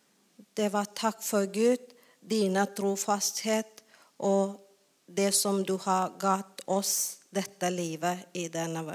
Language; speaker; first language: Norwegian; non-native, learner; Tamil